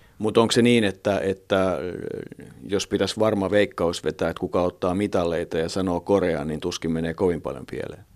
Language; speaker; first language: Finnish; native; Finnish